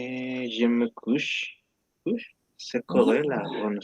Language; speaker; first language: French; non-native, learner; Spanish